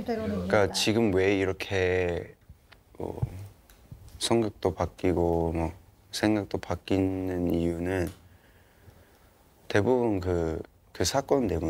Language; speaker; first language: Korean; non-native, fluent; Cantonese